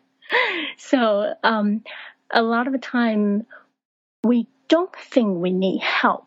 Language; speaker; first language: English; non-native, fluent; Chinese